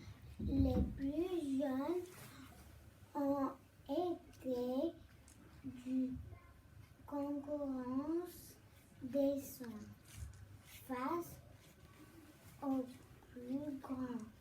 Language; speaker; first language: French; non-native, learner; Bulgarian